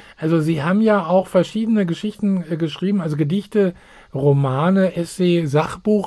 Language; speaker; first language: German; native; German